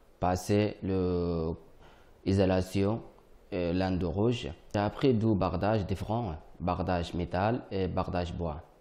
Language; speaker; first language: French; non-native, learner; Arabic